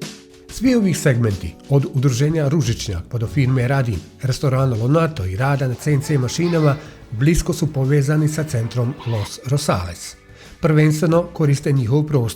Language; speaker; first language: Bosnian; native; Bosnian